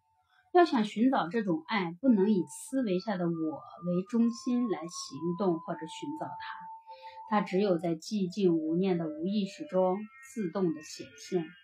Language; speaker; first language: Chinese; native; Chinese